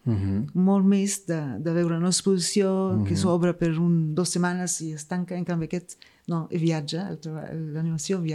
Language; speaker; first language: Catalan; non-native, fluent; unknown